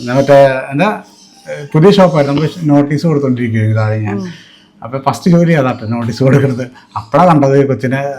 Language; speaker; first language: Malayalam; native; Malayalam